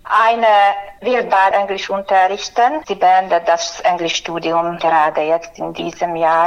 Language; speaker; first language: German; non-native, fluent; Hungarian